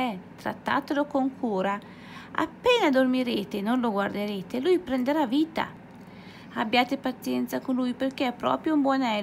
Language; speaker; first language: Italian; native; Italian